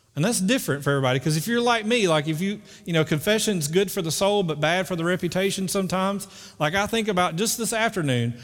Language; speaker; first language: English; native; English